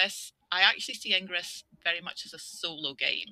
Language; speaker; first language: English; native; English